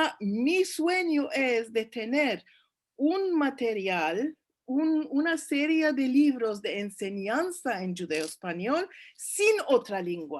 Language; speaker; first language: Spanish; early bilingual, heritage; Turkish